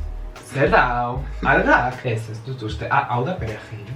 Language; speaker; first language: Basque; non-native, local second language; Spanish